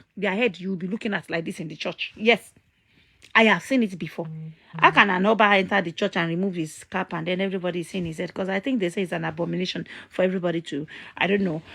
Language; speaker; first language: English; non-native, local second language; Yoruba